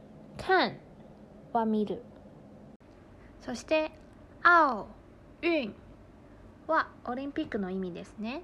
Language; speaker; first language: Japanese; non-native, fluent; Chinese